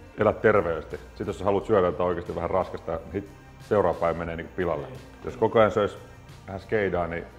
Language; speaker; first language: Finnish; native; Finnish